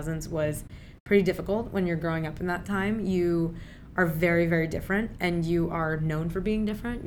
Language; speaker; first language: English; early bilingual, other home language; Urdu